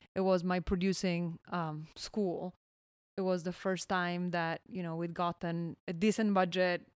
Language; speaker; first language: English; non-native, fluent; Italian